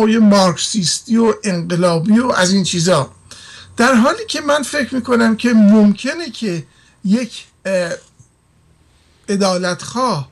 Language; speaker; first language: Persian; native; Persian